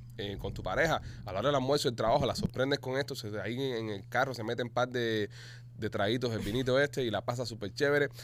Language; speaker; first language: Spanish; native; Spanish